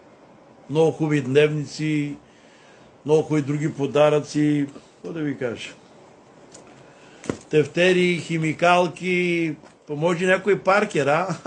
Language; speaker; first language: Bulgarian; non-native, local second language; Romany